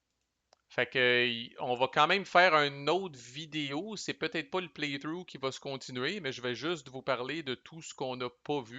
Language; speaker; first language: French; native; French